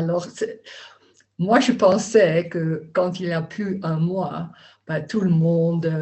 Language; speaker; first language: French; non-native, learner; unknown